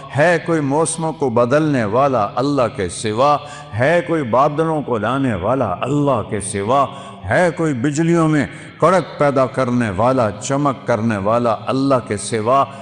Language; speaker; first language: Urdu; non-native, local second language; Punjabi